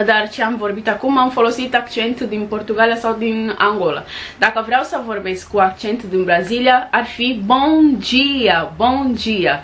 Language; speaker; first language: Romanian; non-native, fluent; Portuguese